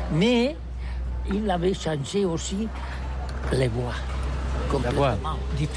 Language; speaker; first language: French; non-native, learner; Catalan